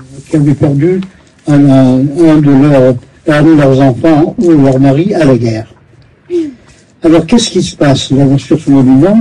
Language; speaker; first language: French; native; French